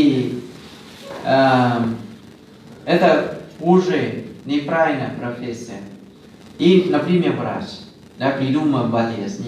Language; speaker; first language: Russian; non-native, fluent; Thai